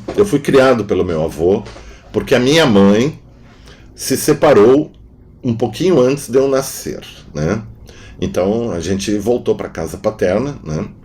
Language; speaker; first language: Portuguese; non-native, local second language; German